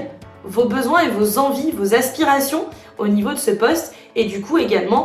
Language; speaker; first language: French; native; French